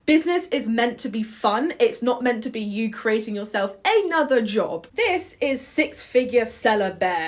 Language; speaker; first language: English; native; English